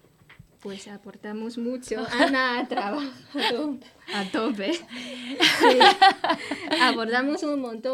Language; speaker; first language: Spanish; non-native, fluent; Chinese